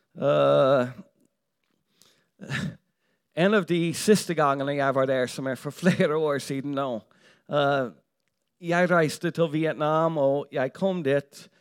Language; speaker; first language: Norwegian; non-native, fluent; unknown